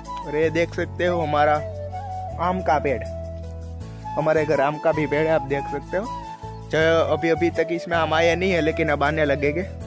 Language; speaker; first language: Hindi; non-native, local second language; Gujarati